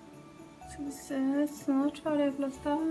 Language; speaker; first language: Norwegian; native; Norwegian